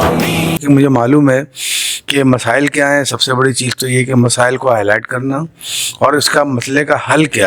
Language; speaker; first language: Urdu; native; Urdu